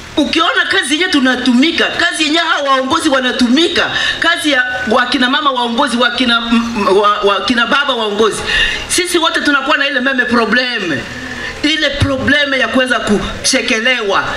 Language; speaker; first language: Swahili; native; Swahili